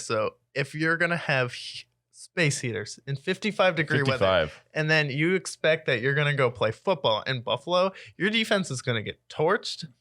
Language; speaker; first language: English; native; English